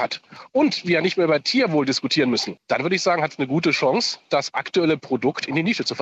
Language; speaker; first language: German; native; German